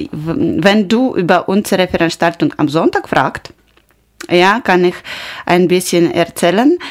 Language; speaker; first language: German; non-native, learner; Ukrainian